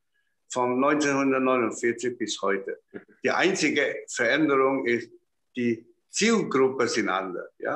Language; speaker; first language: German; non-native, fluent; Chinese